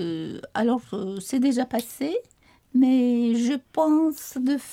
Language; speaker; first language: French; non-native, fluent; Turkish